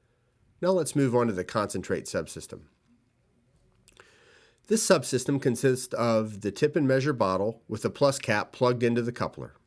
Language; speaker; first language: English; native; English